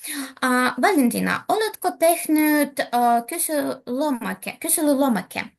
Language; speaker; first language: Finnish; non-native, learner; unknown